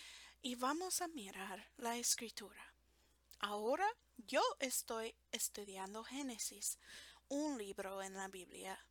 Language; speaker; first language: Spanish; non-native, fluent; English